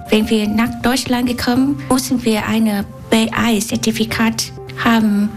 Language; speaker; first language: German; non-native, learner; Vietnamese